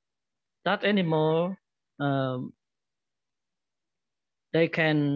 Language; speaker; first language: English; non-native, learner; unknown